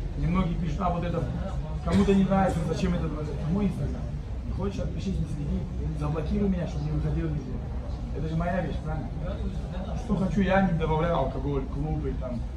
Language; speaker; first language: Russian; non-native, local second language; Uzbek